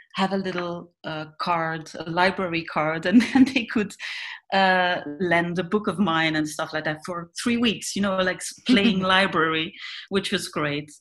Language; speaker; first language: English; non-native, fluent; Dutch